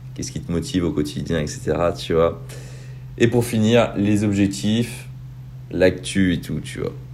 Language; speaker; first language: French; native; French